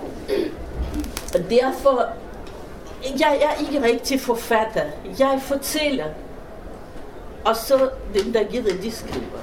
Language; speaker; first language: Danish; non-native, fluent; Russian